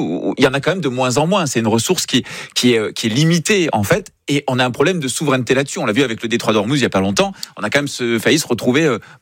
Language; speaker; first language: French; native; French